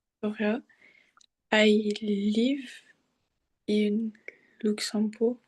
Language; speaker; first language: English; non-native, learner; French